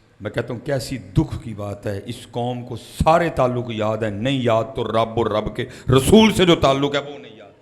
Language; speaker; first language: Urdu; non-native, local second language; Punjabi